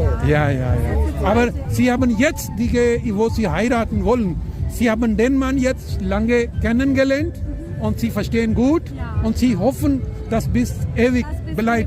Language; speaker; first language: German; non-native, learner; Punjabi